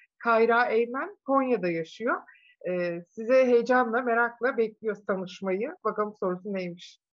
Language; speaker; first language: Turkish; native; Turkish